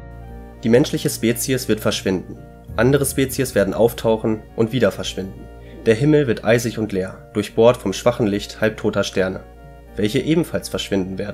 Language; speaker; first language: German; native; German